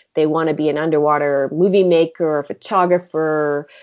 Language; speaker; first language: English; native; English